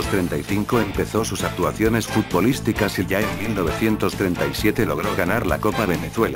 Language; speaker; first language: Spanish; native; Spanish